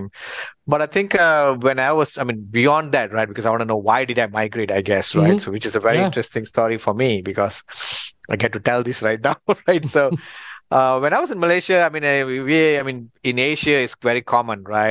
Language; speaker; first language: English; non-native, local second language; Tamil